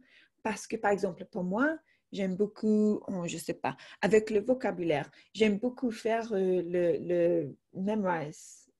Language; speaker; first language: French; non-native, fluent; English